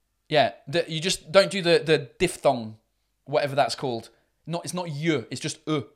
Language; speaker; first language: English; native; English